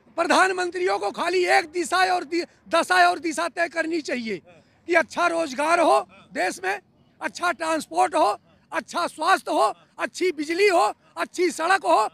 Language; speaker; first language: Hindi; native; Hindi